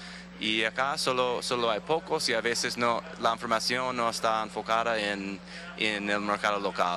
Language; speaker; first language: Spanish; non-native, fluent; English